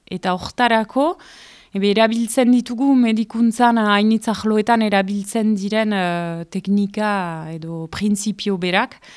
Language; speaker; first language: Basque; native; Basque